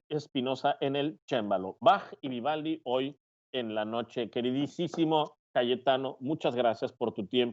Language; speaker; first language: Spanish; native; Spanish